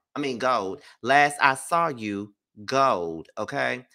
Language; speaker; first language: English; native; English